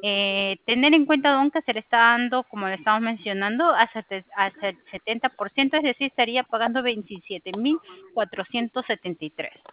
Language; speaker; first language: Spanish; native; Spanish